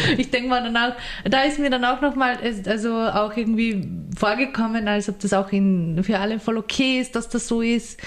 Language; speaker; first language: German; early bilingual, other home language; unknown